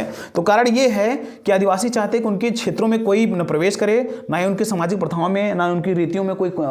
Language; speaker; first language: Hindi; native; Hindi